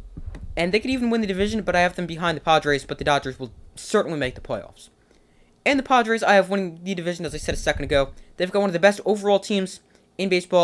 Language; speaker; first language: English; native; English